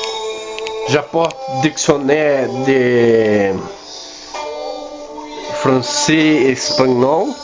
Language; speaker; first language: French; non-native, learner; Spanish